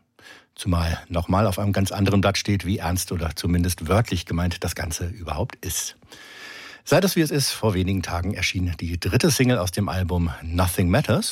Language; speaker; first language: German; native; German